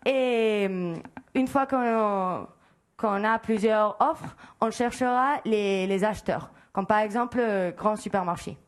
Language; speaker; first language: French; non-native, fluent; Spanish